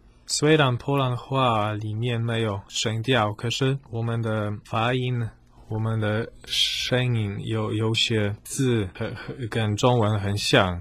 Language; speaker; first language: Chinese; non-native, fluent; Polish